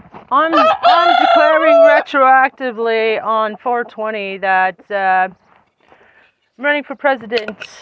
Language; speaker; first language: English; native; English